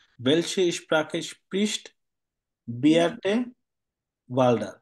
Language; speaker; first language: German; non-native, learner; Bangla